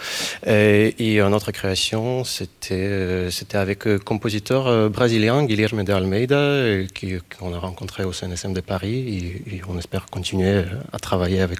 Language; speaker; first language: French; non-native, fluent; Ukrainian